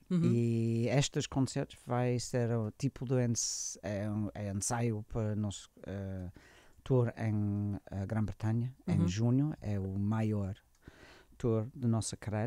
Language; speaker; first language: Portuguese; non-native, learner; English